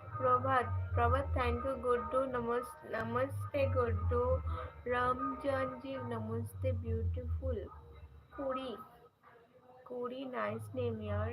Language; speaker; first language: Hindi; non-native, local second language; Bangla